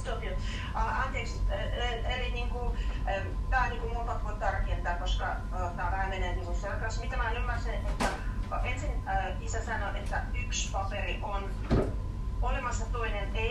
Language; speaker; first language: Finnish; non-native, fluent; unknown